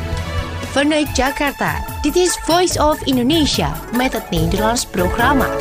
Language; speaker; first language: Dutch; non-native, fluent; Indonesian